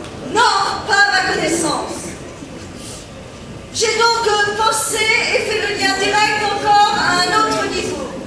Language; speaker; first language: French; native; French